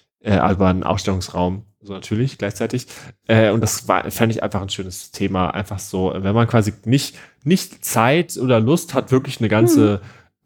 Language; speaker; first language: German; native; German